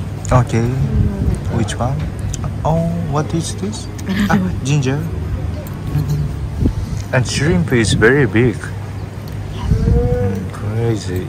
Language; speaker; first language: English; non-native, learner; Japanese